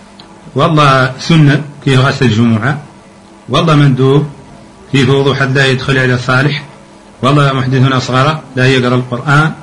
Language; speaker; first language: Arabic; native; Arabic